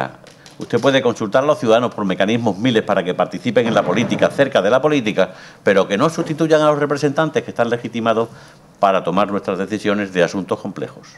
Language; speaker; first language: Spanish; native; Spanish